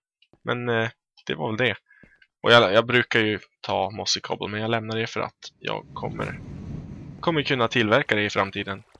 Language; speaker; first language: Swedish; native; Swedish